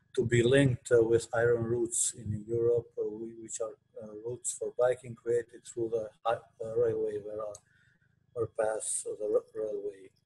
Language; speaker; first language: English; non-native, fluent; Albanian